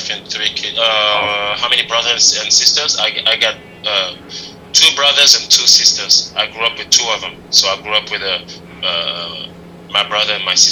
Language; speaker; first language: English; non-native, fluent; French